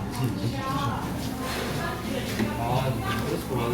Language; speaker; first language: Korean; native; Korean